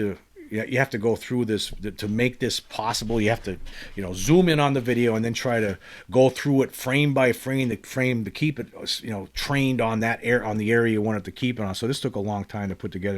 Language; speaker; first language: English; native; English